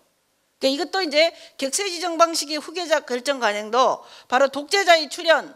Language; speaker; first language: Korean; native; Korean